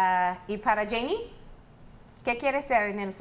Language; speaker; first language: Spanish; non-native, learner; English